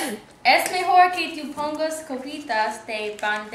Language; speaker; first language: Spanish; non-native, learner; English